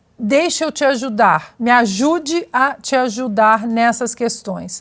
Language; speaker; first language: Portuguese; native; Portuguese